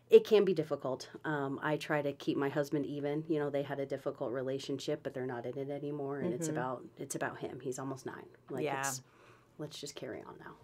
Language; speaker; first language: English; native; English